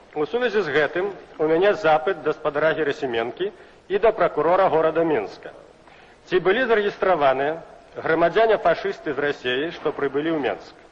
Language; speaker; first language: Belarusian; native; Belarusian